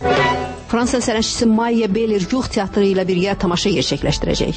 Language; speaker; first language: Azerbaijani; native; Azerbaijani